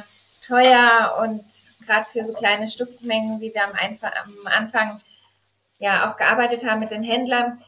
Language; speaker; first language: German; native; German